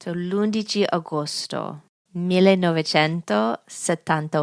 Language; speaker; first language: Italian; non-native, learner; English